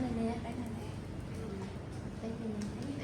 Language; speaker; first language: Vietnamese; native; Vietnamese